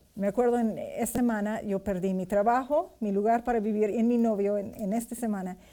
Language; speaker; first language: Spanish; non-native, fluent; English